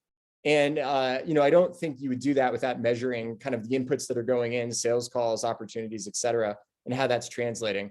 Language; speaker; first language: English; native; English